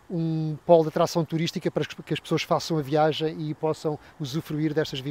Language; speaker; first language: Portuguese; native; Portuguese